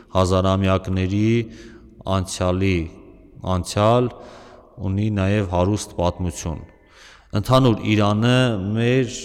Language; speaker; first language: Armenian; native; Armenian